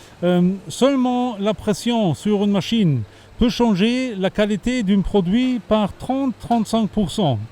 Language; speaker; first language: French; non-native, fluent; German